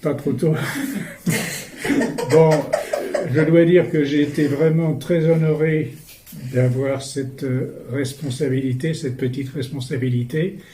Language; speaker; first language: French; native; French